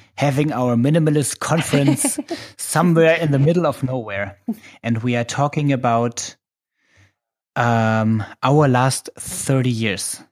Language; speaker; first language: English; non-native, fluent; German